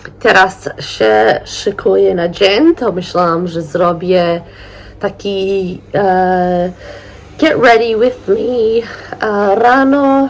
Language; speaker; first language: Polish; early bilingual, heritage; Polish